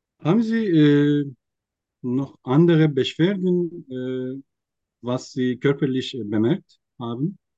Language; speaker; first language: German; non-native, fluent; Turkish